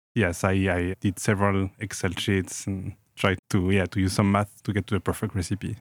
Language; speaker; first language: English; non-native, fluent; French